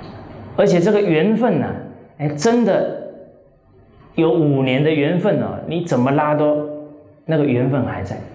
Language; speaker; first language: Chinese; native; Chinese